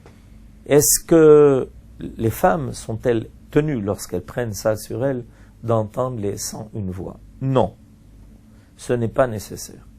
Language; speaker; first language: French; native; French